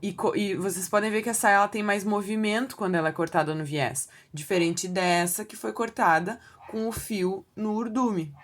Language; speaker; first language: Portuguese; native; Portuguese